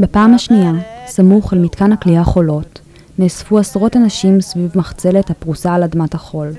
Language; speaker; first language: Hebrew; native; Hebrew